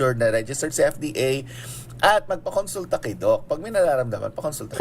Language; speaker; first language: Filipino; native; Filipino